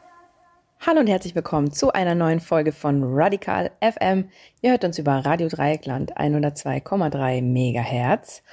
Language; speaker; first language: German; native; German